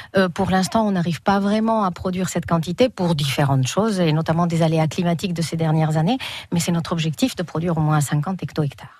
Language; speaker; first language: French; non-native, fluent; Spanish